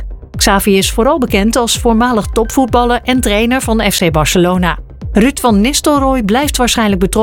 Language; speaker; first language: Dutch; native; Dutch